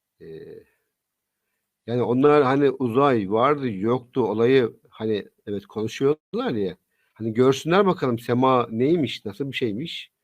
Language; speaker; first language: Turkish; native; Turkish